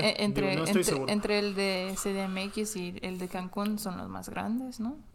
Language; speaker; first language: Spanish; non-native, fluent; English